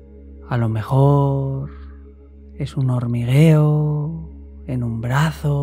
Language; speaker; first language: Spanish; native; Spanish